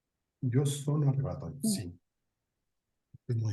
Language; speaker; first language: Italian; non-native, learner; Spanish